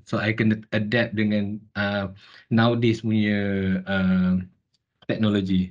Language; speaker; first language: Malay; native; Malay